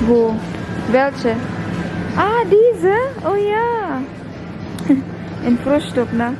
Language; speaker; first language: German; non-native, learner; Filipino